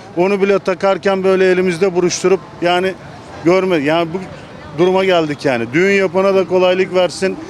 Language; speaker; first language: Turkish; native; Turkish